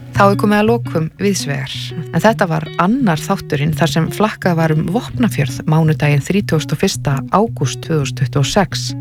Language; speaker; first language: Icelandic; native; Icelandic